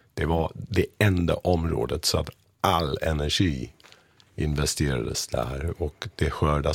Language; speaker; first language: Swedish; non-native, fluent; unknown